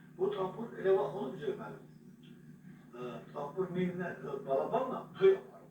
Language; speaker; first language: Azerbaijani; non-native, local second language; Avaric